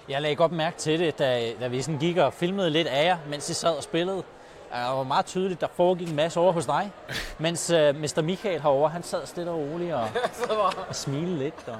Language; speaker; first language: Danish; native; Danish